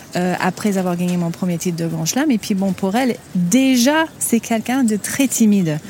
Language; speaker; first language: French; non-native, fluent; English